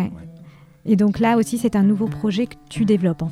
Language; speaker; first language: French; native; French